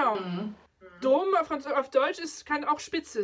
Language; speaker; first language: German; non-native, fluent; French